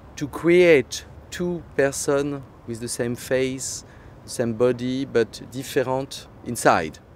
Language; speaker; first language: English; non-native, fluent; French